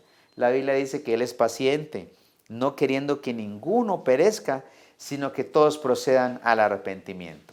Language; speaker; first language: Spanish; native; Spanish